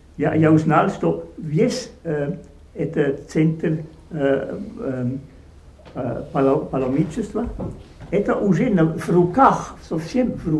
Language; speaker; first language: Russian; non-native, learner; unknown